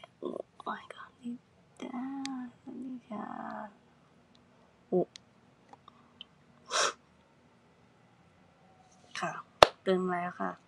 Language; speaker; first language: Thai; non-native, learner; Japanese